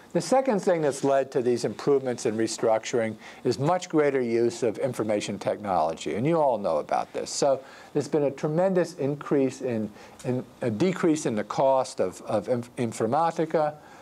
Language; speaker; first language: English; native; English